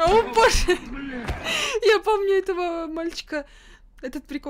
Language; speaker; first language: Russian; native; Russian